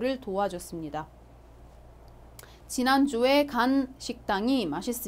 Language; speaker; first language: Korean; non-native, fluent; Arabic